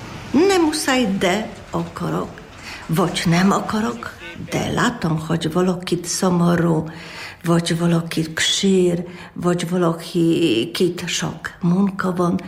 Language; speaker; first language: Hungarian; non-native, learner; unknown